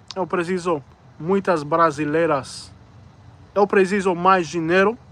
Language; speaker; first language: Portuguese; non-native, learner; English